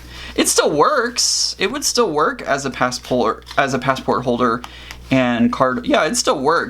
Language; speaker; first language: English; native; English